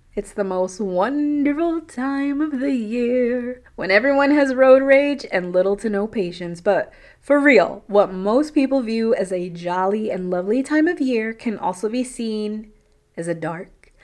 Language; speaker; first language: English; early bilingual, other home language; Spanish